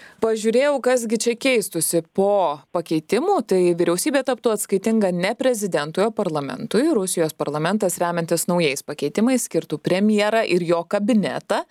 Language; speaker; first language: Lithuanian; native; Lithuanian